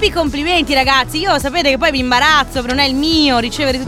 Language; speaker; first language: Italian; native; Italian